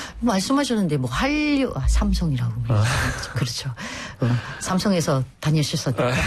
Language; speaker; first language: Korean; non-native, fluent; Filipino